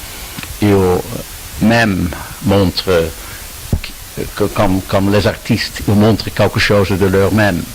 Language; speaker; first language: French; non-native, learner; Dutch